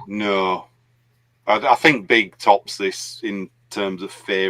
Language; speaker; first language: English; native; English